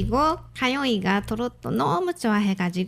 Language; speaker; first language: Korean; non-native, fluent; Japanese